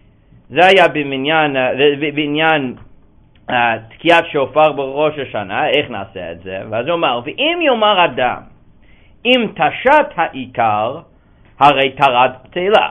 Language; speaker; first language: Hebrew; non-native, fluent; English